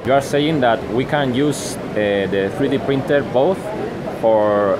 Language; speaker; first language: English; non-native, fluent; Spanish